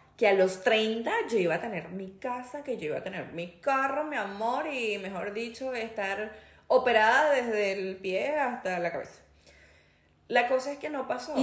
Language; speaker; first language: Spanish; native; Spanish